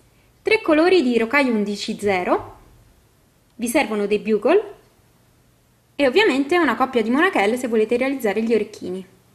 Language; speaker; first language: Italian; native; Italian